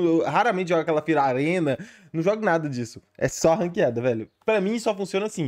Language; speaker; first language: Portuguese; native; Portuguese